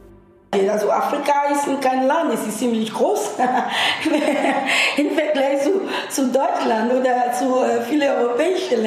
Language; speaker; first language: German; non-native, fluent; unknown